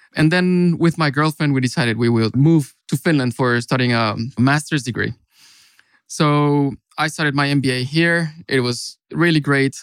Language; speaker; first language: English; non-native, fluent; Spanish